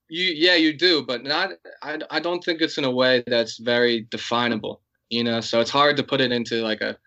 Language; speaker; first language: English; native; English